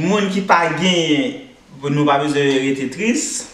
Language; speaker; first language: Portuguese; non-native, learner; Haitian Creole